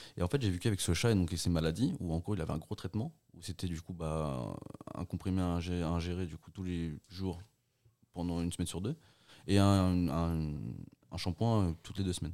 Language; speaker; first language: French; early bilingual, other home language; Portuguese